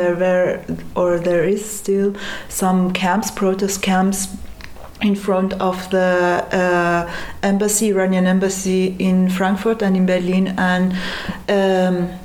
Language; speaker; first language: English; non-native, fluent; Persian